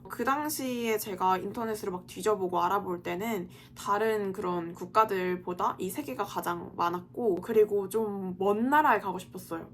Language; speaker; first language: Korean; native; Korean